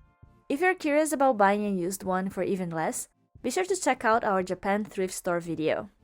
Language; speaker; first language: English; native; English